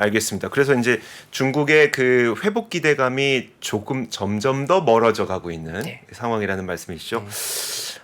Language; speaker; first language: Korean; native; Korean